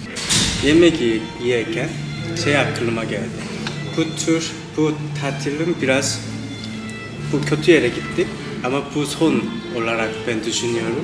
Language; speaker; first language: Turkish; non-native, learner; Korean